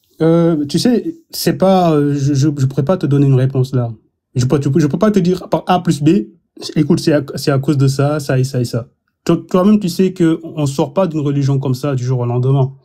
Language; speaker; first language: French; non-native, local second language; Wolof